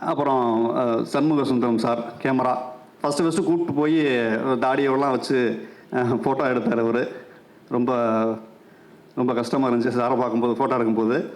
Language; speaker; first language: Tamil; native; Tamil